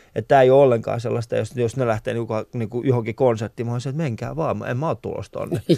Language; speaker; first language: Finnish; early bilingual, other home language; Persian